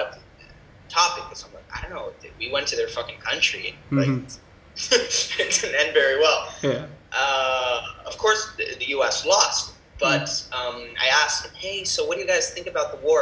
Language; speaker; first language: English; non-native, fluent; Spanish